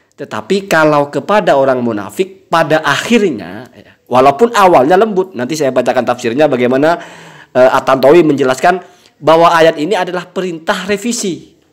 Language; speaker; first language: Indonesian; non-native, local second language; Madurese